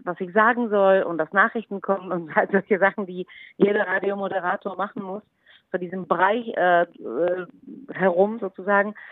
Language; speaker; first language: German; non-native, fluent; Czech